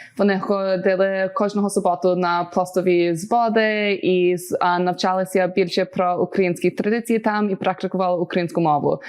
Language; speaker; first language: Ukrainian; early bilingual, heritage; Ukrainian